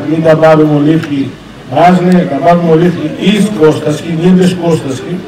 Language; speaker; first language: Russian; non-native, learner; Greek